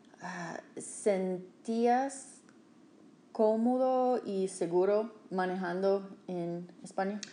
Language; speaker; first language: Spanish; non-native, fluent; English